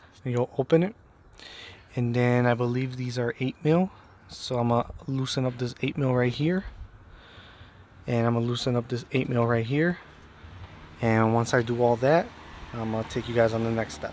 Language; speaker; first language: English; native; English